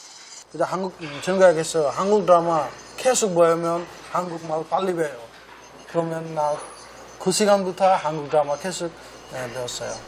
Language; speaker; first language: Korean; non-native, learner; Bangla